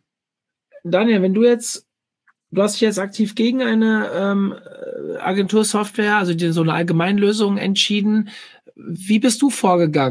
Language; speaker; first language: German; native; German